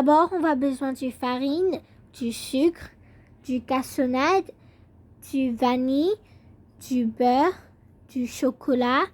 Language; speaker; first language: French; non-native, learner; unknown